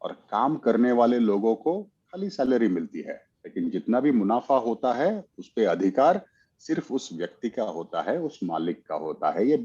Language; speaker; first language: Hindi; non-native, local second language; Marathi